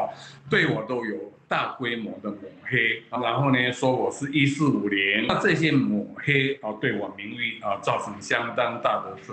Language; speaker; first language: Chinese; native; Chinese